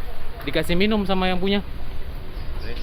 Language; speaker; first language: Indonesian; native; Indonesian